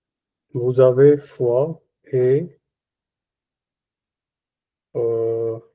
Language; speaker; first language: French; non-native, learner; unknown